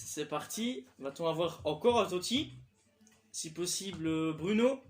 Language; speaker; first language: French; native; French